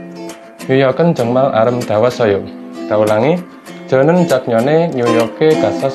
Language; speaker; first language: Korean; non-native, fluent; Indonesian